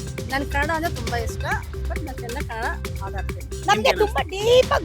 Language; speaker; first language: Kannada; non-native, local second language; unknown